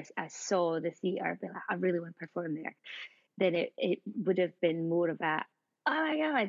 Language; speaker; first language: English; native; English